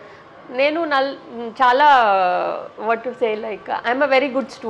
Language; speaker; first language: Telugu; non-native, local second language; Tamil